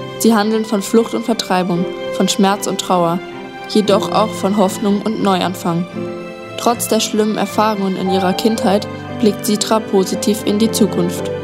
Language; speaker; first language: German; native; German